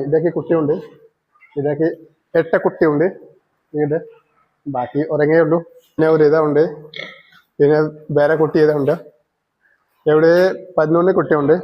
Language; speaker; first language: Malayalam; non-native, local second language; Hindi